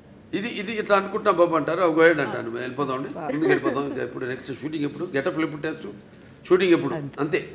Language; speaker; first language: Telugu; native; Telugu